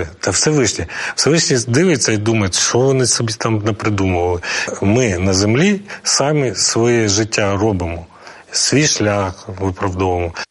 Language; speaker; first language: Ukrainian; non-native, local second language; Russian